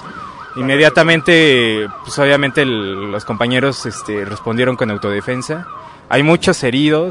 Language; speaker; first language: Spanish; native; Spanish